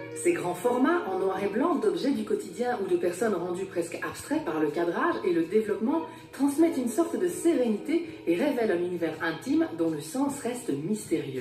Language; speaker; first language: French; native; French